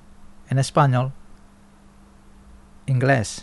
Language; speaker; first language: Spanish; non-native, fluent; Indonesian